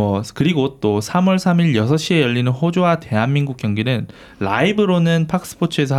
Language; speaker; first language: Korean; native; Korean